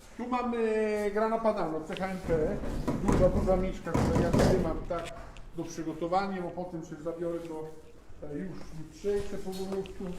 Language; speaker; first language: Polish; non-native, learner; Italian